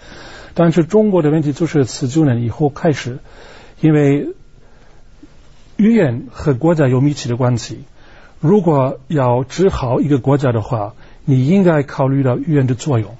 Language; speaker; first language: Chinese; non-native, fluent; German